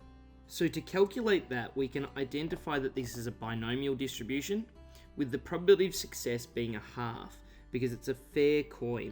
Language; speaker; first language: English; native; English